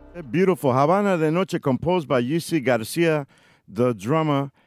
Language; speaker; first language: English; early bilingual, other home language; Spanish